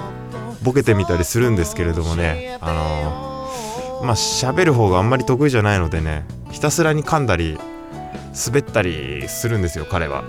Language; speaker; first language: Japanese; native; Japanese